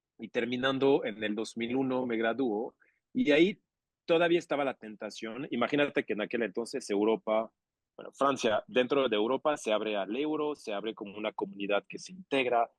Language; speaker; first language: Spanish; non-native, fluent; French